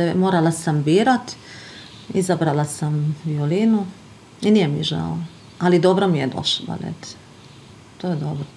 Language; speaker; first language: Bosnian; non-native, fluent; Hungarian